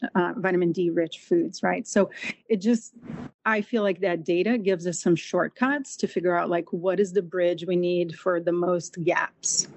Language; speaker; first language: English; non-native, fluent; Portuguese